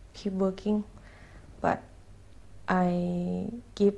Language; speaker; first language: English; non-native, learner; Thai